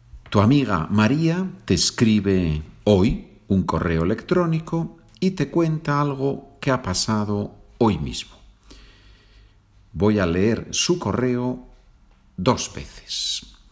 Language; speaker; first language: Spanish; native; Spanish